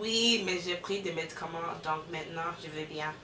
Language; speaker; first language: French; non-native, learner; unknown